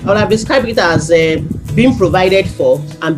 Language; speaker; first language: English; non-native, local second language; Yoruba